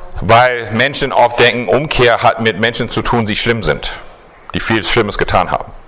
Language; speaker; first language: German; non-native, fluent; English